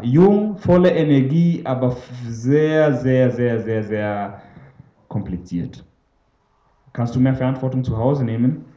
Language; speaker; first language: German; non-native, fluent; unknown